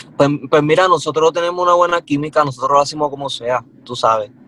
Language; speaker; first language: Spanish; native; Spanish